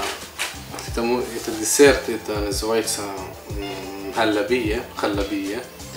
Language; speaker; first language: Russian; non-native, learner; Arabic